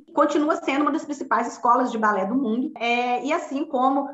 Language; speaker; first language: Portuguese; native; Portuguese